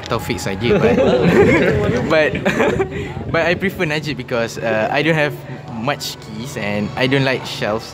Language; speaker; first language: English; non-native, local second language; Malay